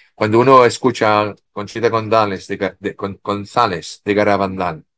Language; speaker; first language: Spanish; non-native, fluent; French